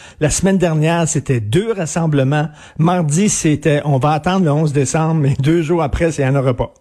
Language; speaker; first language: French; native; French